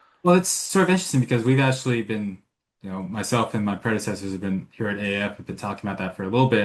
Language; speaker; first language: English; native; English